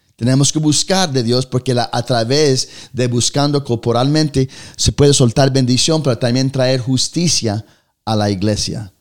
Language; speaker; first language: Spanish; early bilingual, heritage; Spanish